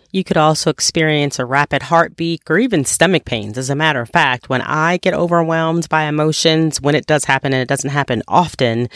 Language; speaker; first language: English; native; English